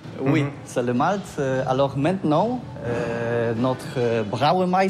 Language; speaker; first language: French; non-native, learner; Polish